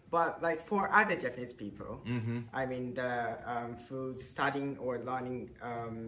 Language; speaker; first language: English; non-native, fluent; Japanese